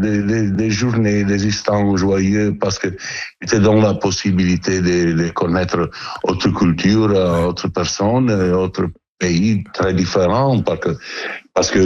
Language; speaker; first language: French; non-native, learner; Italian